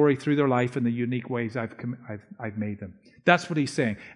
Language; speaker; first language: English; native; English